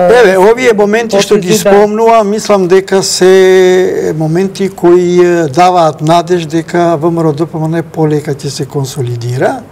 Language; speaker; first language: Macedonian; non-native, local second language; Albanian